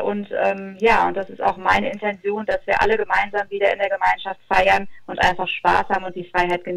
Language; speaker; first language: German; native; German